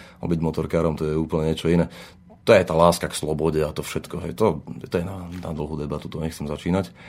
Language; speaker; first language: Slovak; native; Slovak